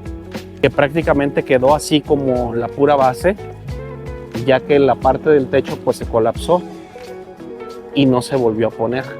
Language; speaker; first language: Spanish; native; Spanish